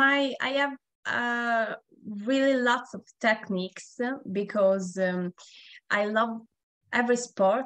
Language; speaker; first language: English; non-native, learner; Italian